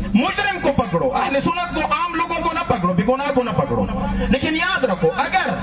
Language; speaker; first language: Urdu; non-native, local second language; Pashto